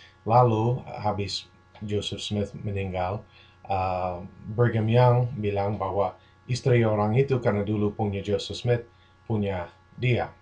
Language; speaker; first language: Indonesian; non-native, fluent; English